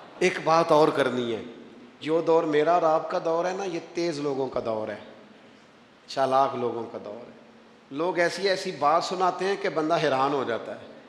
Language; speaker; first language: Urdu; non-native, local second language; Punjabi